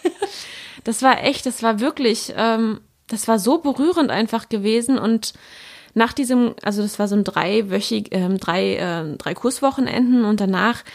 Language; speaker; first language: German; native; German